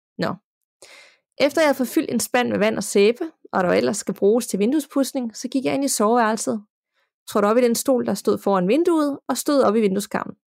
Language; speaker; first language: Danish; native; Danish